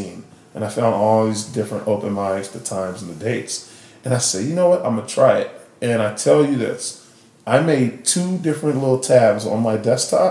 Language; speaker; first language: English; native; English